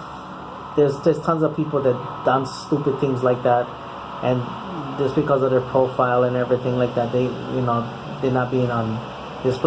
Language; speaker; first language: English; native; English